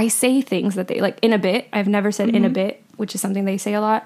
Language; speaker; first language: English; early bilingual, other home language; Spanish